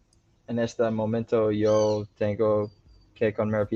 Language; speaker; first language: Spanish; non-native, learner; English